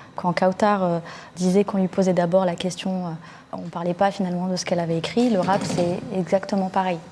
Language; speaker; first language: French; early bilingual, other home language; Arabic